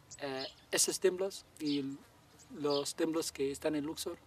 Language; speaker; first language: Spanish; non-native, learner; Arabic